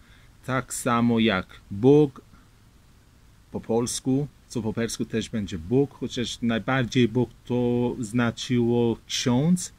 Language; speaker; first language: Polish; non-native, fluent; Persian